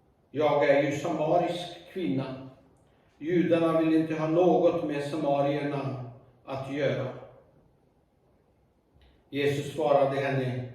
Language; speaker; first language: Swedish; non-native, fluent; Urdu